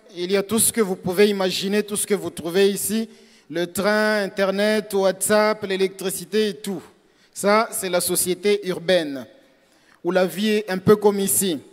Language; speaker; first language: French; non-native, local second language; Swahili